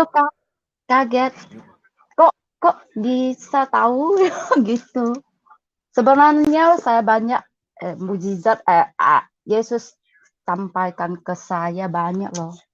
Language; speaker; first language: Indonesian; non-native, learner; Cantonese